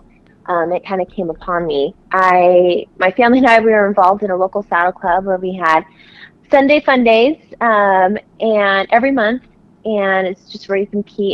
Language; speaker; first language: English; native; English